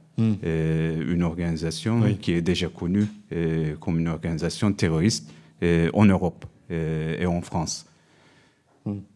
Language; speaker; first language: French; non-native, fluent; Turkish